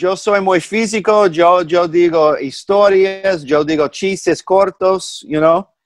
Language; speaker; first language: Spanish; non-native, fluent; English